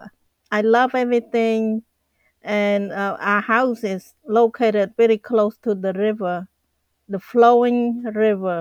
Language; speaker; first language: English; non-native, fluent; Khmer